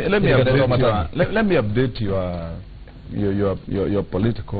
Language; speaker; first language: English; non-native, local second language; Kikuyu